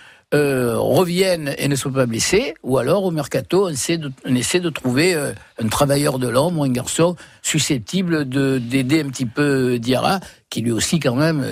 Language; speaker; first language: French; native; French